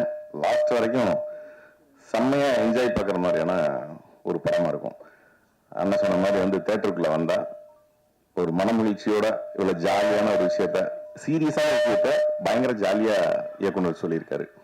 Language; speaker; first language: Tamil; native; Tamil